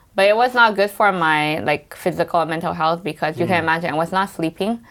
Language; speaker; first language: English; native; English